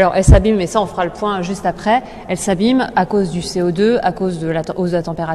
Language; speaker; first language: French; native; French